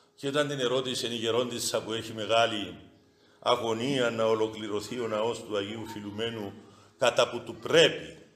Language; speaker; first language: Greek; native; Greek